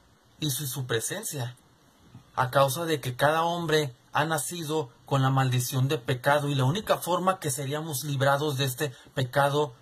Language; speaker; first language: Spanish; native; Spanish